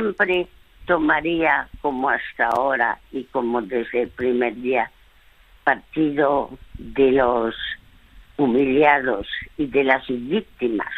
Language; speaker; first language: Spanish; early bilingual, other home language; French